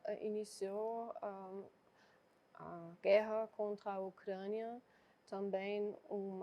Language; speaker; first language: Portuguese; non-native, fluent; German